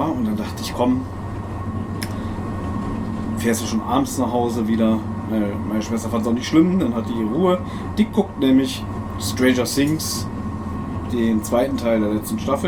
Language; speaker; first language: German; native; German